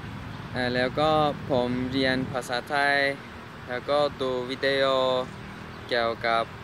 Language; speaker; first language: Thai; non-native, learner; English